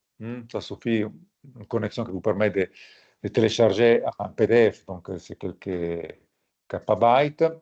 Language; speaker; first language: French; non-native, fluent; Italian